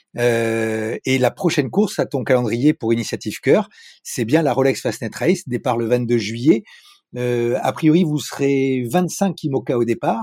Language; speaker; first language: French; native; French